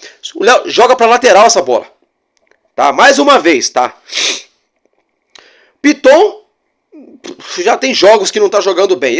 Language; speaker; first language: Portuguese; native; Portuguese